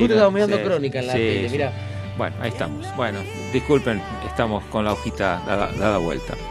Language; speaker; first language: Spanish; native; Spanish